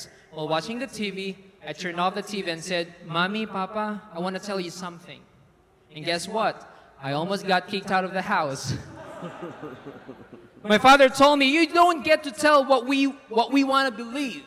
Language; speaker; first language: English; non-native, local second language; Filipino